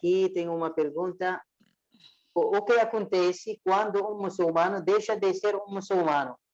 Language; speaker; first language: Portuguese; non-native, fluent; Arabic